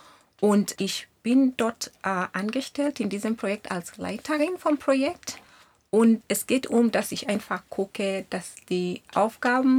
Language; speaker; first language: German; non-native, fluent; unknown